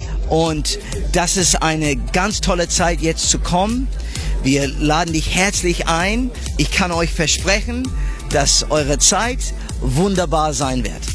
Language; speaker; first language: German; non-native, fluent; English